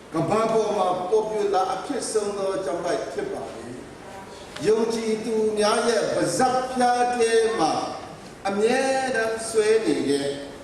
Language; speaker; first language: Burmese; non-native, local second language; Kachin